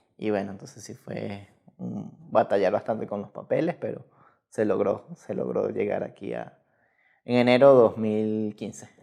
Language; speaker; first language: Spanish; native; Spanish